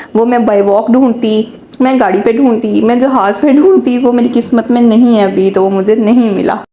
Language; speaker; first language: Urdu; native; Urdu